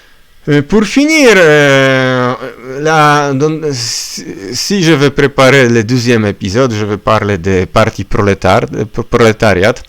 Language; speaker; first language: French; non-native, learner; Polish